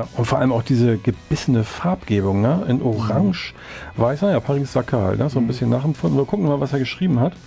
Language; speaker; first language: German; native; German